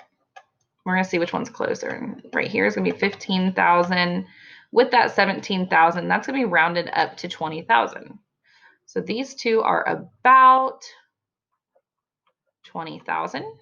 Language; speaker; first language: English; native; English